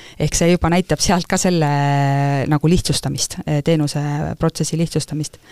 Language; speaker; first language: Estonian; native; Estonian